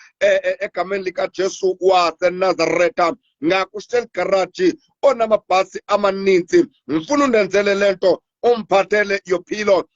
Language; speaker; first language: Zulu; non-native, local second language; Xhosa